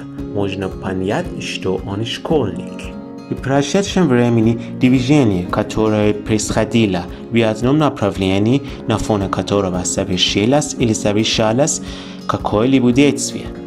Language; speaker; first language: Russian; non-native, fluent; Persian